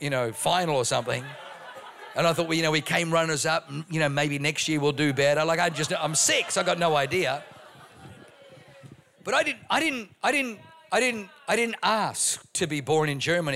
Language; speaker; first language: English; non-native, local second language; German